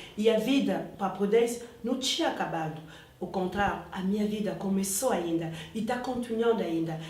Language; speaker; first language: Portuguese; non-native, fluent; Lingala